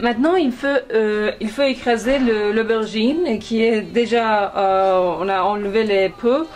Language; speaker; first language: French; non-native, fluent; Persian